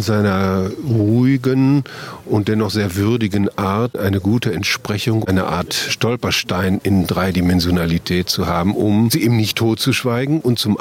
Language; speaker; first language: German; native; German